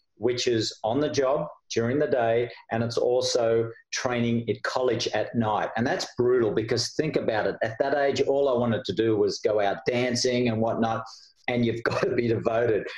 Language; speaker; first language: English; native; English